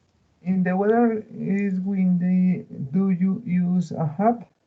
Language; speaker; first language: English; non-native, learner; Spanish